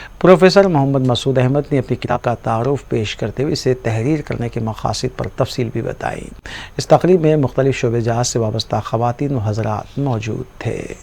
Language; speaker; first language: Urdu; native; Urdu